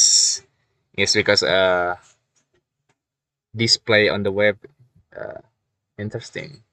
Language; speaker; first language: English; non-native, learner; Indonesian